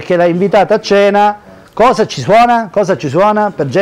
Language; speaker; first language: Italian; native; Italian